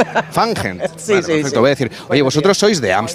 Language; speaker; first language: Spanish; native; Spanish